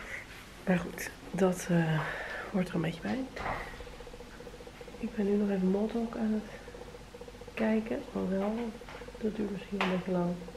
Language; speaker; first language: Dutch; native; Dutch